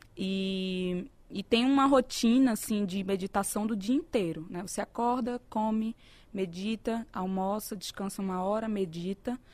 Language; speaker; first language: Portuguese; native; Portuguese